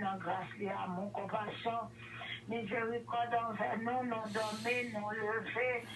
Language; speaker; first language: French; non-native, learner; Haitian Creole